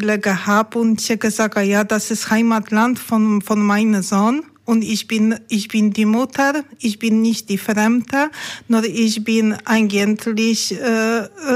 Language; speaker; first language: German; non-native, learner; Polish